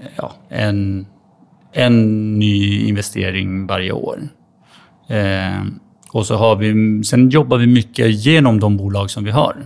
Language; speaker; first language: Swedish; native; Swedish